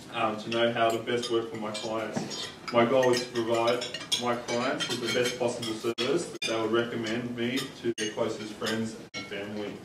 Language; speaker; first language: English; native; English